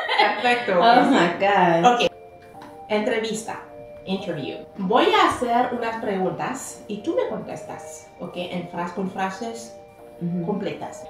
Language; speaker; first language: Spanish; non-native, fluent; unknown